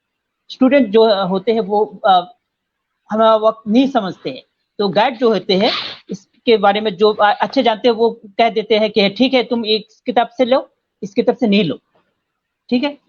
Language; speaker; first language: Hindi; non-native, fluent; Bangla